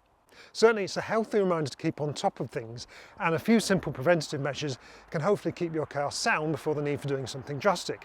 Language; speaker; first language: English; native; English